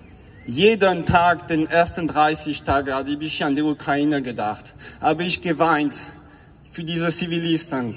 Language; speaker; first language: German; non-native, fluent; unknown